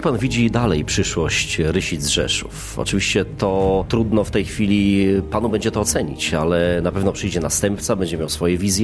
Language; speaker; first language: Polish; native; Polish